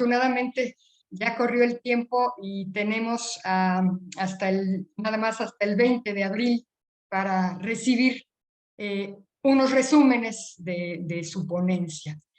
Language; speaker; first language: Spanish; native; Spanish